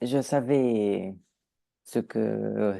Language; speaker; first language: French; non-native, learner; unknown